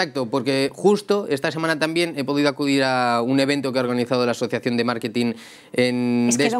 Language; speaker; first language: Spanish; native; Spanish